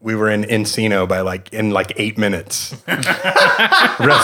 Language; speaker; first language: English; native; English